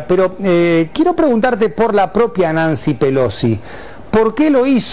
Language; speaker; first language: Spanish; native; Spanish